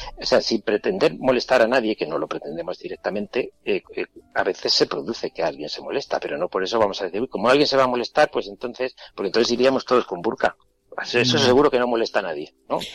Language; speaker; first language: Spanish; native; Spanish